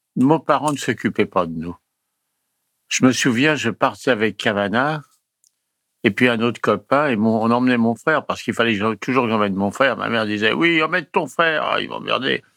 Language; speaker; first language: French; early bilingual, other home language; Italian